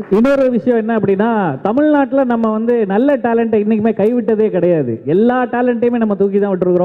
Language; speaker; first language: Tamil; native; Tamil